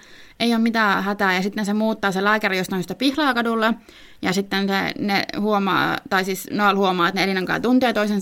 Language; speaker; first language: Finnish; native; Finnish